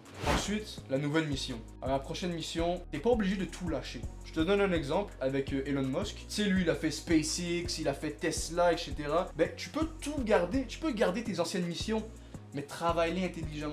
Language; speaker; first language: French; native; French